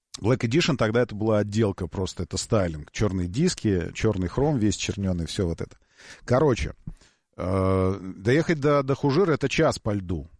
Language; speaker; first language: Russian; native; Russian